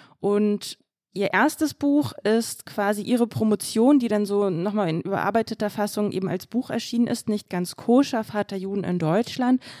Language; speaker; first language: German; early bilingual, other home language; Russian